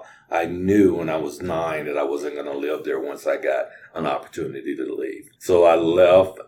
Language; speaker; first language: English; native; English